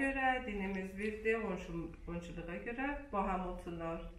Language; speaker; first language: Turkish; non-native, learner; Persian